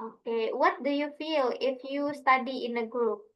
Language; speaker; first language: English; non-native, fluent; Indonesian